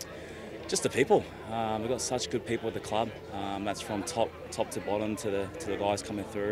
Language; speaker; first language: English; native; English